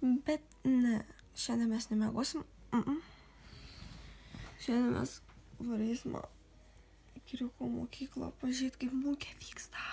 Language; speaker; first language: Lithuanian; native; Lithuanian